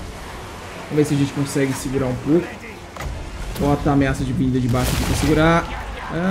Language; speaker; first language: Portuguese; native; Portuguese